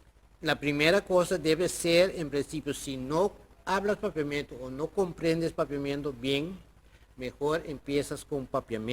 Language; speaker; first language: Spanish; non-native, fluent; Papiamento